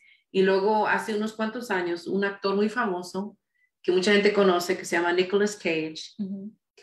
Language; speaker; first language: Spanish; early bilingual, heritage; Spanish